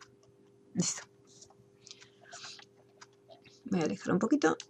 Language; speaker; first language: Spanish; native; Spanish